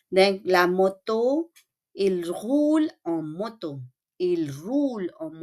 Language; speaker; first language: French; non-native, fluent; Filipino